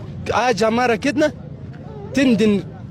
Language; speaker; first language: Hindi; non-native, local second language; Pashto